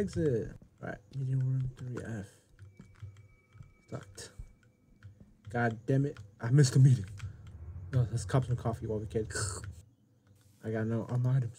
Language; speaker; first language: English; native; English